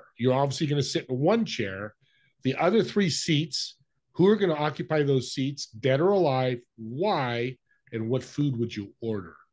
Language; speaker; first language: English; native; English